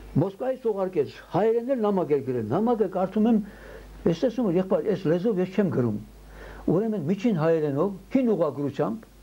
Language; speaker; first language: Armenian; early bilingual, heritage; Armenian